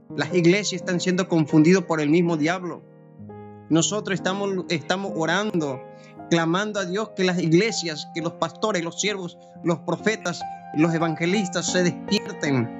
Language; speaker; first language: Spanish; native; Spanish